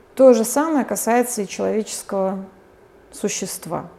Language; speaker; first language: Russian; native; Russian